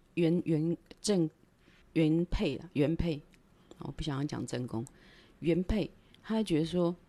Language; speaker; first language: Chinese; non-native, local second language; Min Nan Chinese